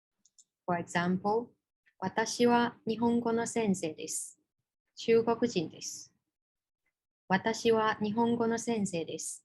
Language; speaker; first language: Japanese; non-native, fluent; Chinese